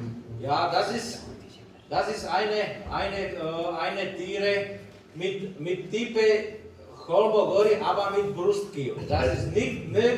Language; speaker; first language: German; non-native, learner; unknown